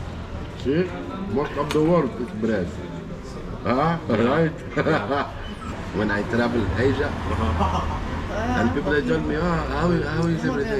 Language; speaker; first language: English; non-native, learner; Turkish